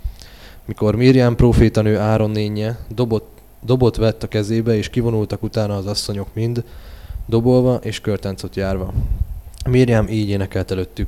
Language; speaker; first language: Hungarian; native; Hungarian